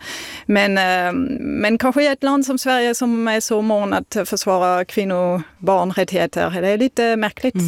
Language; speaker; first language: Swedish; non-native, fluent; French